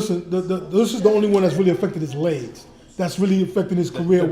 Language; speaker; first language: English; native; English